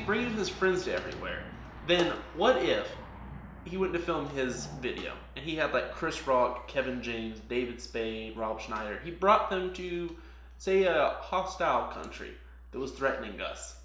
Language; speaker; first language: English; native; English